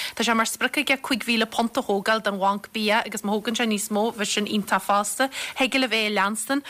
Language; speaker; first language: Irish; native; Irish